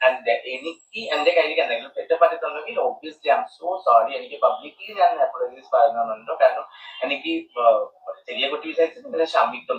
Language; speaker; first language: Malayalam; non-native, fluent; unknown